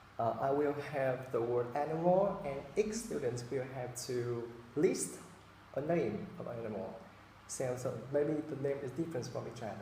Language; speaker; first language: English; non-native, fluent; Vietnamese